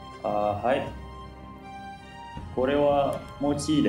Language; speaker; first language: Japanese; non-native, learner; Malay